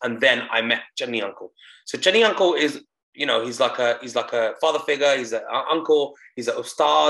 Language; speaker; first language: English; non-native, local second language; Punjabi